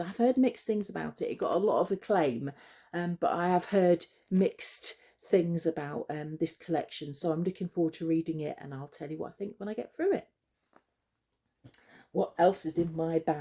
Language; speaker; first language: English; native; English